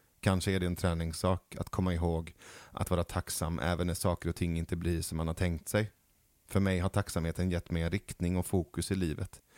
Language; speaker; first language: Swedish; early bilingual, other home language; Persian